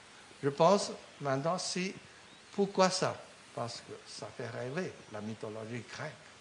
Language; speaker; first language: French; non-native, fluent; Chinese